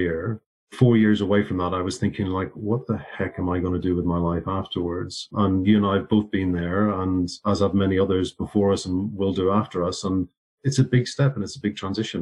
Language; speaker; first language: English; native; English